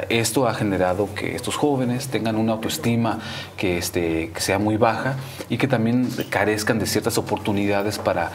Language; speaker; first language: Spanish; native; Spanish